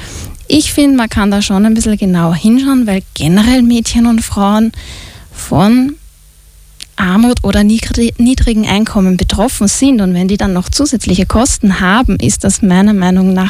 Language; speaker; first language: German; native; German